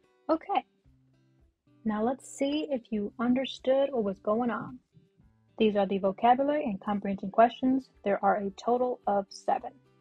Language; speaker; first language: English; native; English